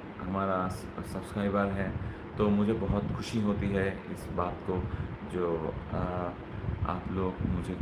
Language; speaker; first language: Hindi; non-native, learner; Bangla